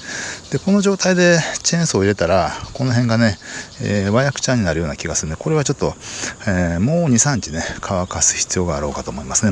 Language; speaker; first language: Japanese; native; Japanese